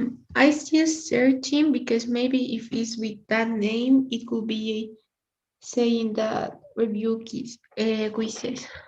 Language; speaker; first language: English; non-native, learner; Spanish